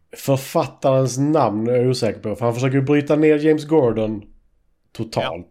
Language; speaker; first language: Swedish; native; Swedish